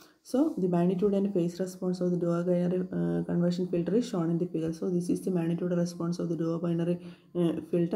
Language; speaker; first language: English; non-native, local second language; Malayalam